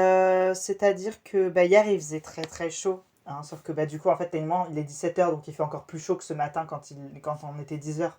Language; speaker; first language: French; native; French